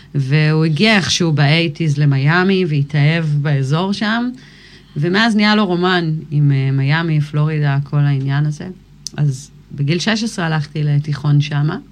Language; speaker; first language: Hebrew; early bilingual, other home language; English